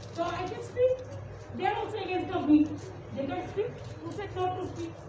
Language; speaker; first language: English; non-native, local second language; Bangla